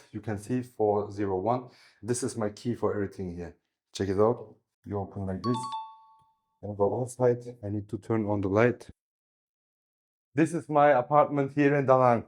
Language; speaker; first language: English; non-native, learner; Turkish